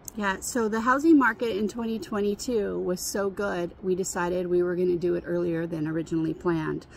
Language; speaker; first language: English; native; English